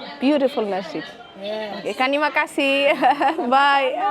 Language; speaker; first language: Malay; non-native, learner; Arabic